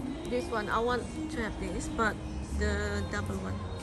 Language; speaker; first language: English; non-native, fluent; Indonesian